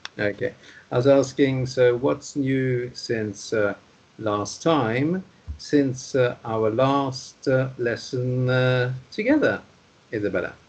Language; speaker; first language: English; non-native, fluent; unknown